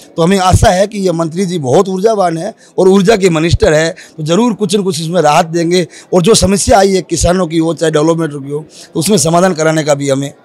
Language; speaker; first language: Hindi; native; Hindi